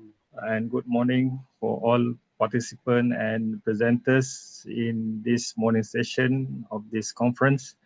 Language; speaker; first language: English; non-native, local second language; Malay